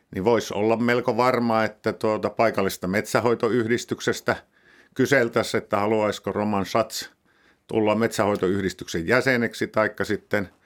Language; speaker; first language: Finnish; native; Finnish